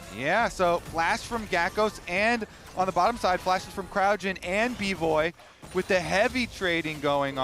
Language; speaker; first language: English; native; English